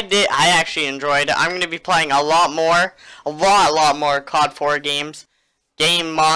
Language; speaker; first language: English; native; English